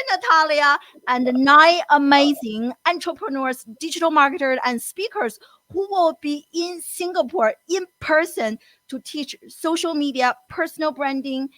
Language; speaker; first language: English; non-native, fluent; Chinese